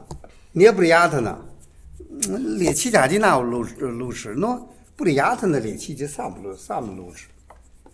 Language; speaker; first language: Russian; non-native, learner; Chinese